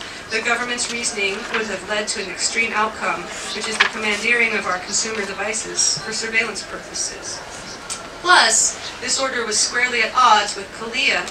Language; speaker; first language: English; native; English